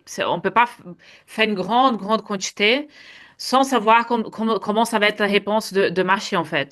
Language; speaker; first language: French; non-native, fluent; Portuguese